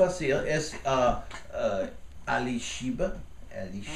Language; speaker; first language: Spanish; non-native, learner; English